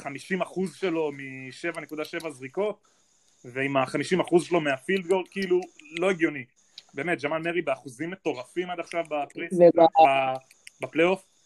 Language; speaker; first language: Hebrew; native; Hebrew